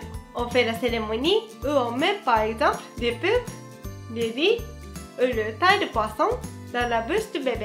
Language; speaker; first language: French; non-native, fluent; Japanese